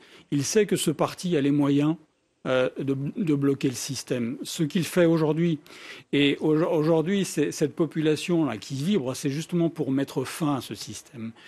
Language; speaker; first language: French; native; French